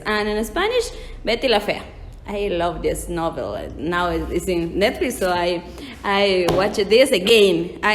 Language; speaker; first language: English; non-native, learner; Spanish